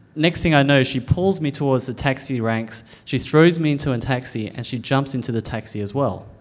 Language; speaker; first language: English; native; English